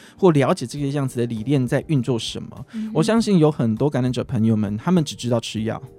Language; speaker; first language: Chinese; native; Chinese